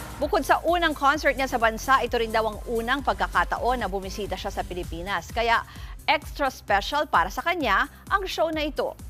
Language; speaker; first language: Filipino; native; Filipino